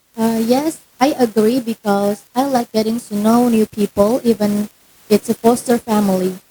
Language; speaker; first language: English; non-native, learner; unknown